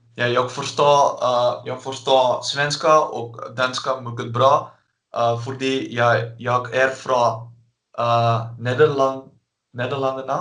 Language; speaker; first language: Swedish; non-native, learner; Dutch